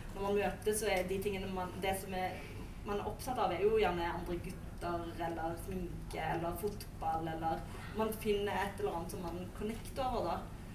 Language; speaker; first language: Norwegian; early bilingual, other home language; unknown